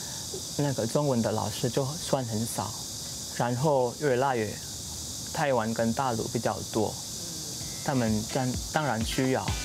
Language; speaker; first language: Chinese; non-native, learner; Indonesian